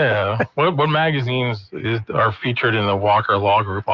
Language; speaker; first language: English; native; English